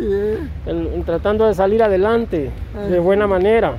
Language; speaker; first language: Spanish; native; Spanish